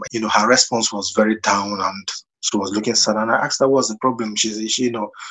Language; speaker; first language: English; non-native, local second language; Igbo